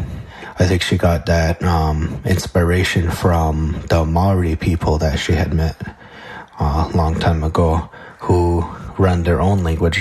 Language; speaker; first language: English; non-native, fluent; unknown